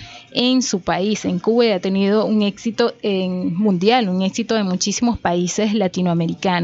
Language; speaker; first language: Spanish; native; Spanish